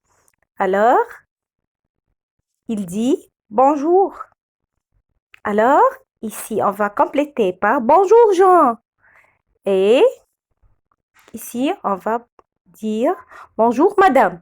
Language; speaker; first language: French; non-native, fluent; Arabic